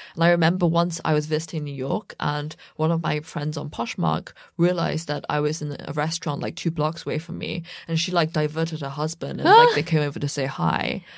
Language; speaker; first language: English; native; English